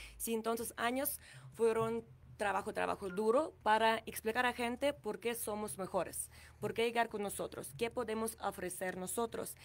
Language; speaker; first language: Spanish; non-native, learner; Ukrainian